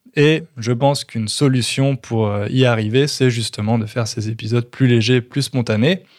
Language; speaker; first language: French; native; French